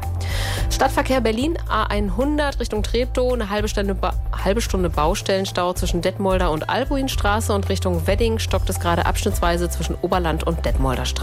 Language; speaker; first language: German; native; German